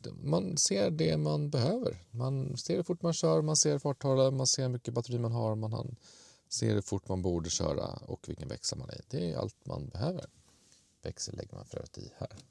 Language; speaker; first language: Swedish; native; Swedish